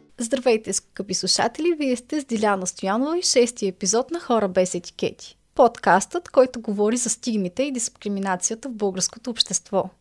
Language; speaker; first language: Bulgarian; native; Bulgarian